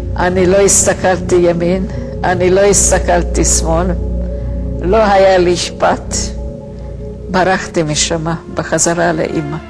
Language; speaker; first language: Hebrew; non-native, fluent; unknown